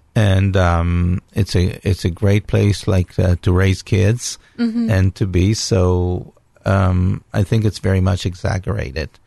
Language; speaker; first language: English; non-native, fluent; Hebrew